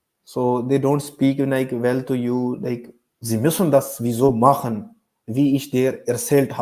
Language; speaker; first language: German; non-native, learner; Urdu